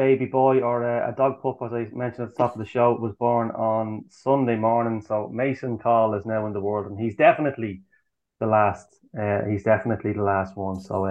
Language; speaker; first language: English; native; English